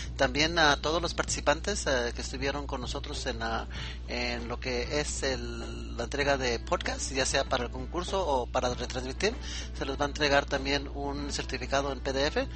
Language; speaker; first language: Spanish; native; Spanish